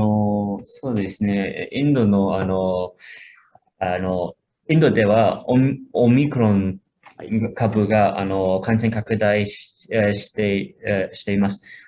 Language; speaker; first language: Japanese; non-native, fluent; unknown